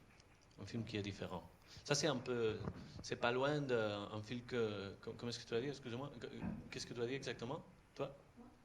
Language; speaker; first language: French; non-native, fluent; Catalan